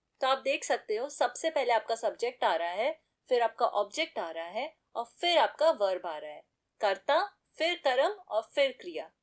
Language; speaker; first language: Hindi; native; Hindi